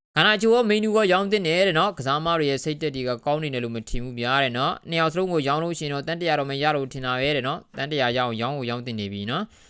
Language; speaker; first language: Burmese; native; Burmese